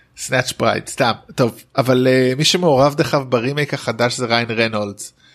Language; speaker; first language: Hebrew; native; Hebrew